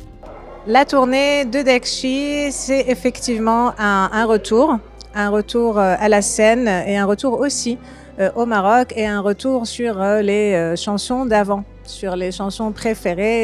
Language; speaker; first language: French; non-native, local second language; Arabic